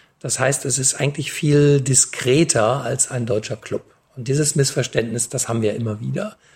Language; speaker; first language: German; native; German